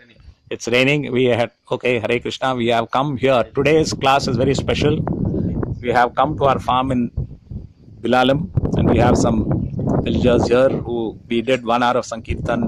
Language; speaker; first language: English; non-native, local second language; Tamil